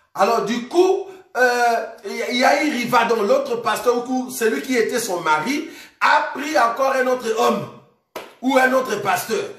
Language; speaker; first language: French; non-native, local second language; Lingala